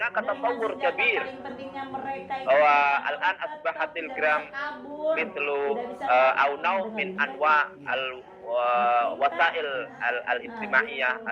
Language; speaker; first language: Arabic; non-native, fluent; Indonesian